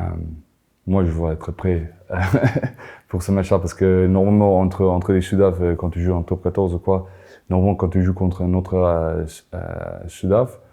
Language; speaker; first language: French; non-native, fluent; Afrikaans